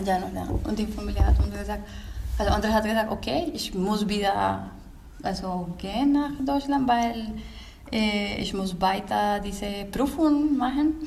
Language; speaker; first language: German; non-native, learner; Spanish